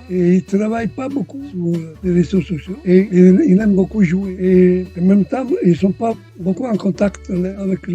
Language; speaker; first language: French; non-native, fluent; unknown